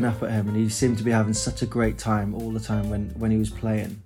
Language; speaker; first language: English; native; English